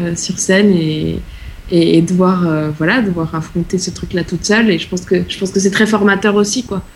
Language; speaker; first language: French; early bilingual, other home language; Portuguese